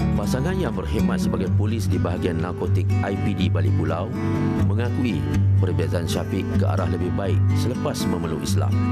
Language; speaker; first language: Malay; native; Malay